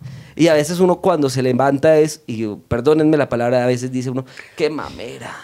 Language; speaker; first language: Spanish; native; Spanish